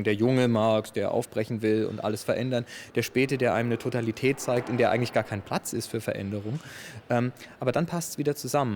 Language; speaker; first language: German; native; German